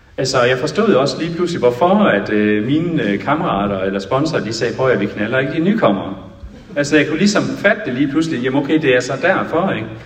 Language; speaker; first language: Danish; native; Danish